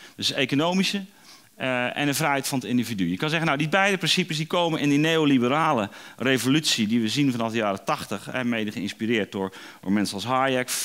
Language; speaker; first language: Dutch; native; Dutch